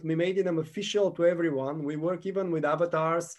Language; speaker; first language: English; non-native, fluent; Bulgarian